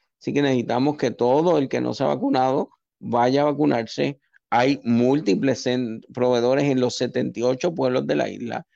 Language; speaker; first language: Spanish; native; Spanish